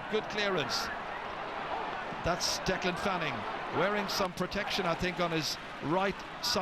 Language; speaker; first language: English; native; English